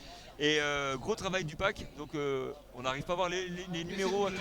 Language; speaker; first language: French; native; French